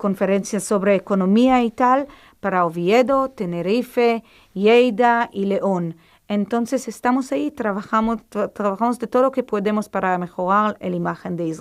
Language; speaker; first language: Spanish; non-native, fluent; Hebrew